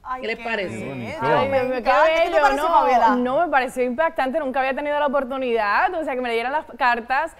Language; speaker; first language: Spanish; native; Spanish